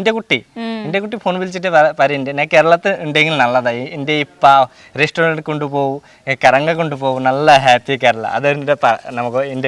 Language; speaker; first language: Malayalam; non-native, local second language; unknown